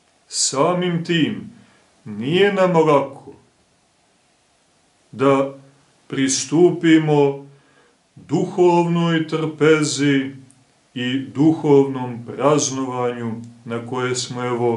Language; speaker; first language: Serbian; native; Serbian